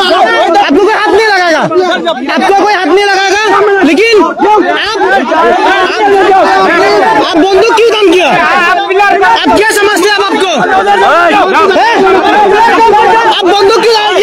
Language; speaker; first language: Hindi; non-native, learner; Bangla